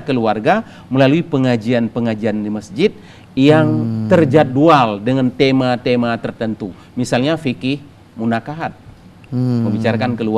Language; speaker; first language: Indonesian; native; Indonesian